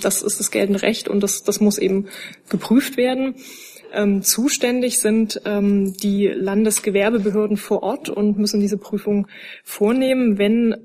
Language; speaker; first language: German; native; German